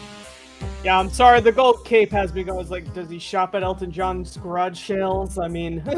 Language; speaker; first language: English; native; English